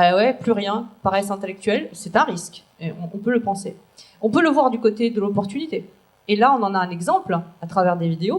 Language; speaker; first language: French; native; French